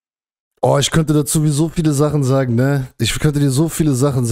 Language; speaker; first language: German; native; German